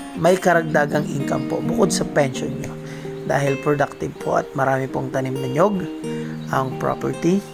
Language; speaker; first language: Filipino; non-native, local second language; Bikol